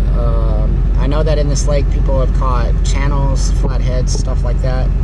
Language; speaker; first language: English; native; English